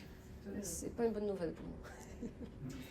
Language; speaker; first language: French; non-native, fluent; Polish